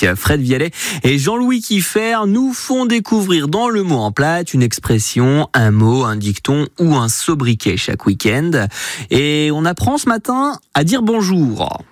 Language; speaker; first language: French; native; French